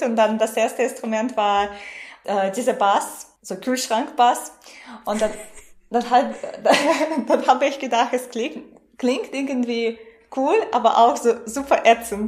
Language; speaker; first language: German; non-native, fluent; Russian